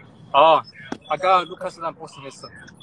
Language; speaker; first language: Korean; non-native, learner; Chinese